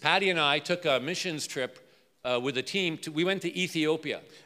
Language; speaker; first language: English; native; English